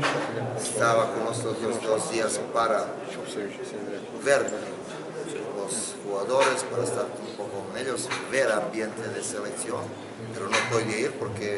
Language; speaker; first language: Spanish; non-native, fluent; Croatian